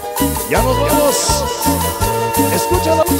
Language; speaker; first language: Spanish; native; Spanish